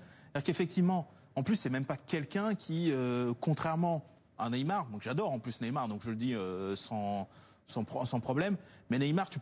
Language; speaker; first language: French; native; French